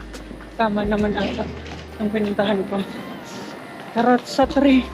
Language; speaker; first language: Filipino; native; Filipino